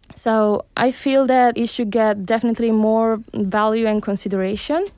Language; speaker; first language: English; early bilingual, heritage; Spanish